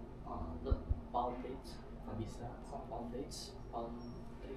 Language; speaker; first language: English; non-native, learner; Indonesian